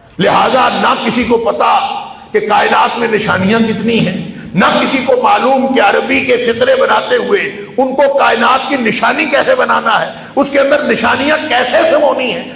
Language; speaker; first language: Urdu; non-native, local second language; Punjabi